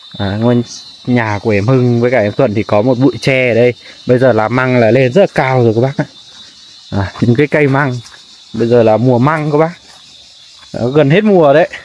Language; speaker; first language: Vietnamese; non-native, local second language; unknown